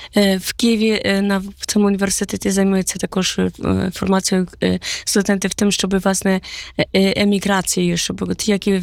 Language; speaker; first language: Polish; non-native, learner; Ukrainian